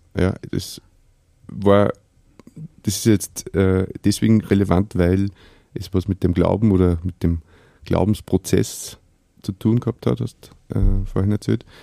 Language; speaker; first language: German; native; German